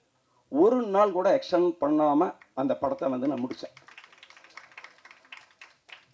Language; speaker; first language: Tamil; native; Tamil